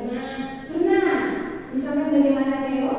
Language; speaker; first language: Indonesian; native; Indonesian